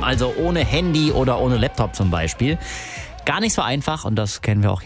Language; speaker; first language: German; native; German